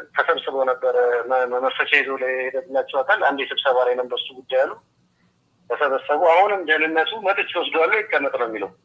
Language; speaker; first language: Amharic; native; Amharic